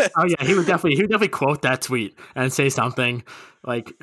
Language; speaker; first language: English; native; English